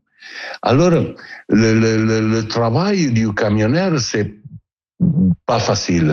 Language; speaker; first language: French; non-native, learner; Italian